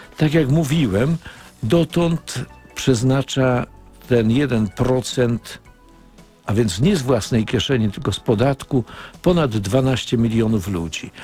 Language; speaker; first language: Polish; native; Polish